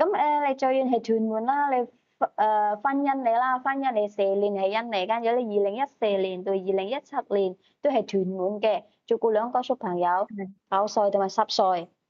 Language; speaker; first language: Cantonese; native; Cantonese